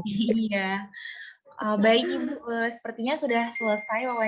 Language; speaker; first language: Indonesian; native; Indonesian